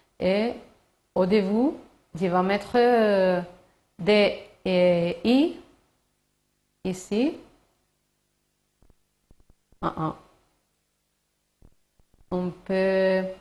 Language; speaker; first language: French; non-native, learner; Spanish